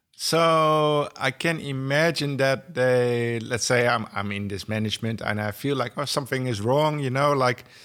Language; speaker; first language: English; non-native, fluent; Dutch